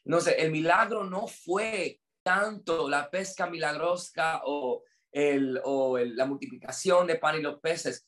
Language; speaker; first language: Spanish; non-native, fluent; English